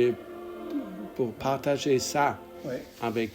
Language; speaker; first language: French; non-native, learner; English